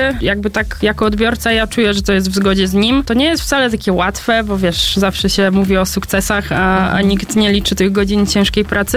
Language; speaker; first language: Polish; native; Polish